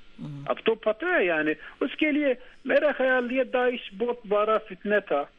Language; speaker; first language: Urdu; non-native, learner; Turkish